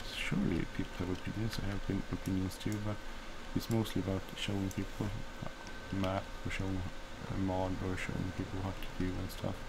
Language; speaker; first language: English; non-native, fluent; Swedish